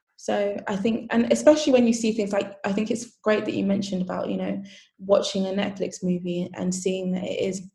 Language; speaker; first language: English; native; English